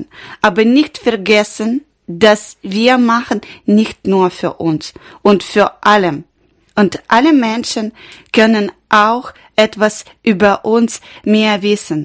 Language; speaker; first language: German; non-native, learner; Ukrainian